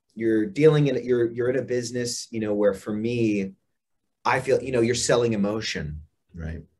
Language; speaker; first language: English; native; English